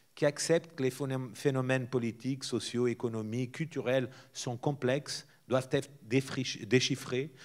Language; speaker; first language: French; non-native, fluent; Portuguese